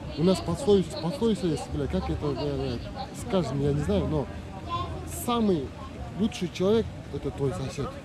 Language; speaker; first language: Russian; non-native, local second language; Kazakh